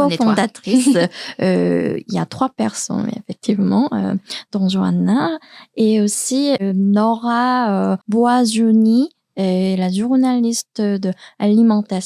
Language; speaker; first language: French; non-native, learner; Korean